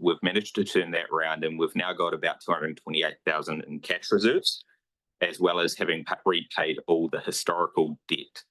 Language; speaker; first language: English; native; English